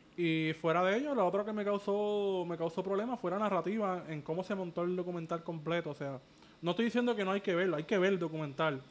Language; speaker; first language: Spanish; native; Spanish